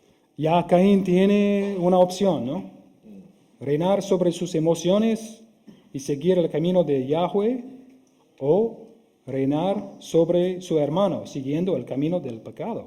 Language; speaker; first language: Spanish; non-native, fluent; English